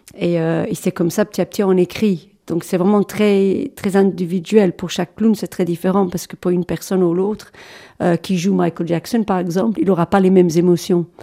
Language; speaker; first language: French; non-native, fluent; English